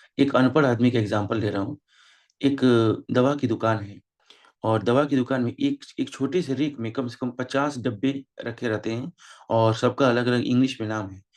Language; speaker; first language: Hindi; native; Hindi